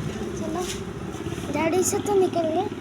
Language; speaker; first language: Hindi; non-native, local second language; Odia